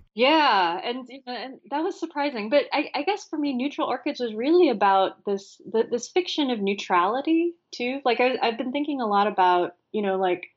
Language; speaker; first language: English; native; English